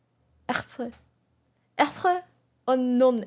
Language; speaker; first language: French; non-native, learner; English